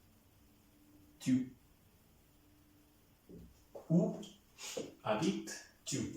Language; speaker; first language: French; non-native, fluent; Hindi